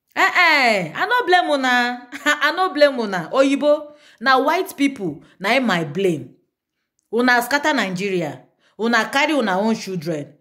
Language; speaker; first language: Nigerian Pidgin; non-native, local second language; Yoruba